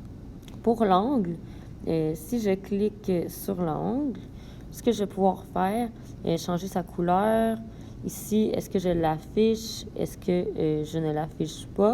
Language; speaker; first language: French; native; French